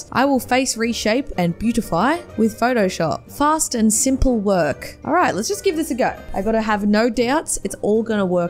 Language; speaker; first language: English; native; English